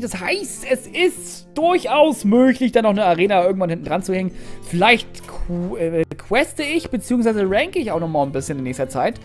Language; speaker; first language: German; native; German